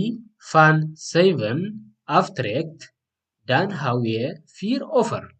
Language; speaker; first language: Dutch; non-native, learner; Tigrinya